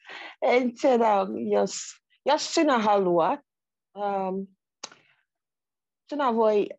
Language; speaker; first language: Finnish; non-native, learner; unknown